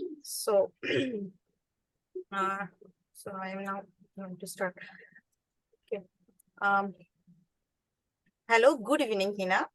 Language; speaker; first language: English; non-native, learner; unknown